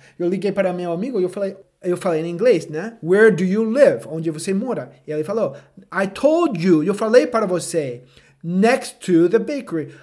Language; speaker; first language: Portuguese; non-native, fluent; English